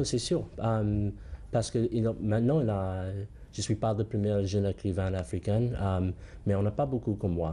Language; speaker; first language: French; non-native, learner; English